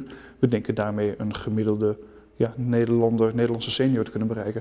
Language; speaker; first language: Dutch; native; Dutch